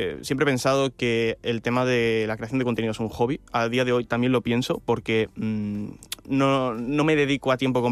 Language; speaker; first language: Spanish; native; Spanish